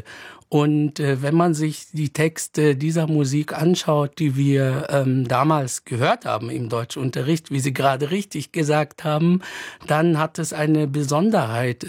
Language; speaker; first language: German; non-native, fluent; Arabic